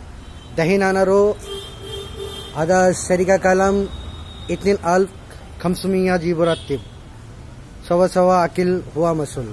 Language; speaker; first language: Arabic; non-native, learner; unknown